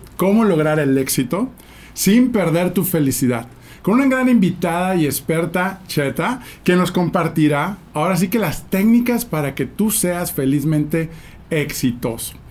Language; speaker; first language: Spanish; native; Spanish